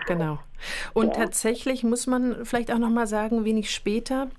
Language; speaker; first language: German; native; German